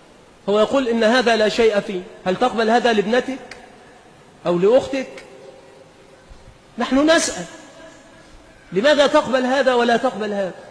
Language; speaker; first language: Arabic; native; Arabic